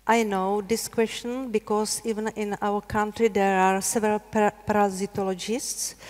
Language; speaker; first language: English; non-native, learner; Czech